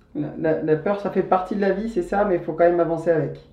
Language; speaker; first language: French; non-native, fluent; Spanish